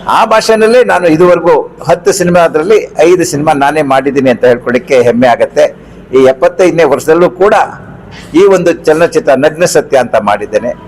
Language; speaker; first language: Kannada; non-native, local second language; Konkani